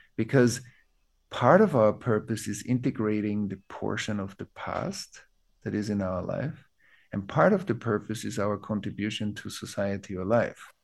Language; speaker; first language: English; non-native, fluent; German